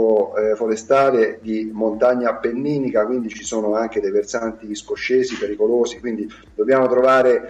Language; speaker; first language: Italian; native; Italian